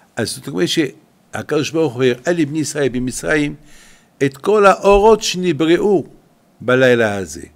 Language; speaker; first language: Hebrew; non-native, fluent; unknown